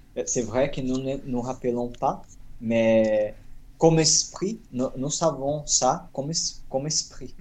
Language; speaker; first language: French; non-native, fluent; Portuguese